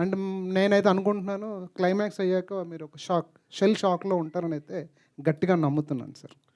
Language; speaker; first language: Telugu; native; Telugu